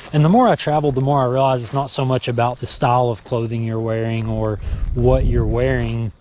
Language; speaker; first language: English; native; English